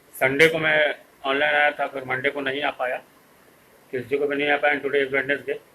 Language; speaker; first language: Hindi; native; Hindi